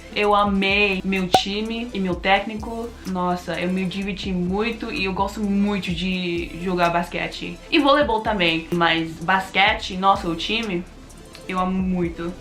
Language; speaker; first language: Portuguese; non-native, learner; English